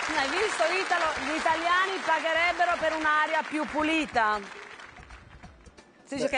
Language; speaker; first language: Italian; native; Italian